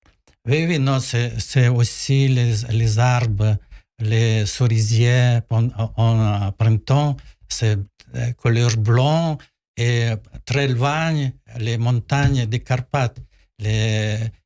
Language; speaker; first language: French; non-native, learner; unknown